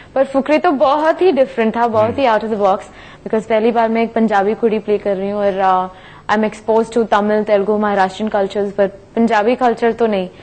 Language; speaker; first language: Hindi; non-native, local second language; Tamil